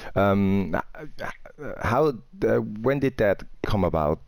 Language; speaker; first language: English; non-native, fluent; German